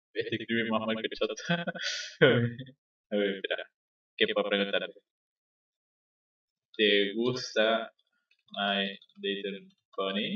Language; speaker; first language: Spanish; native; Spanish